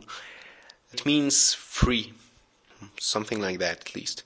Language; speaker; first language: English; non-native, fluent; French